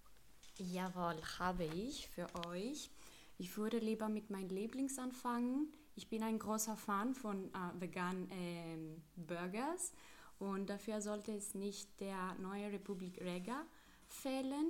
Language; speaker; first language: German; non-native, fluent; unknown